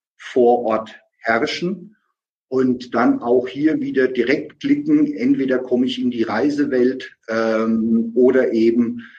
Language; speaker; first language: German; native; German